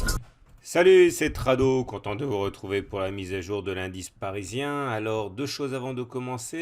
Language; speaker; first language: French; native; French